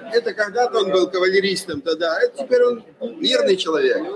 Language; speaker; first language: Russian; native; Russian